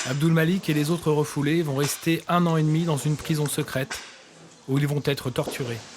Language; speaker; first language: French; native; French